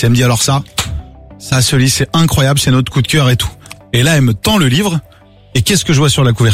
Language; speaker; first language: French; native; French